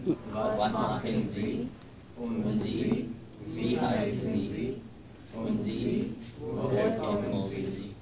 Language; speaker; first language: German; non-native, learner; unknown